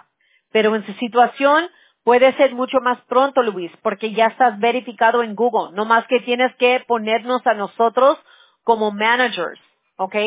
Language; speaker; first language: Spanish; early bilingual, heritage; Spanish